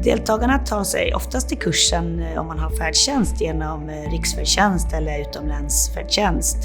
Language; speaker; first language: Swedish; native; Swedish